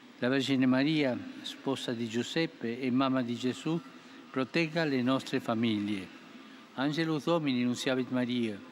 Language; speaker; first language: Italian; non-native, fluent; Spanish